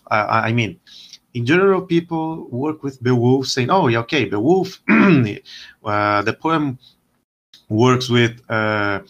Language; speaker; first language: English; non-native, fluent; Portuguese